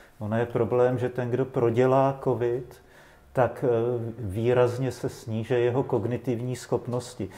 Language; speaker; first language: Czech; native; Czech